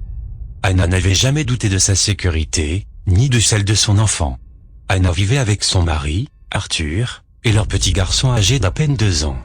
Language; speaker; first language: French; native; French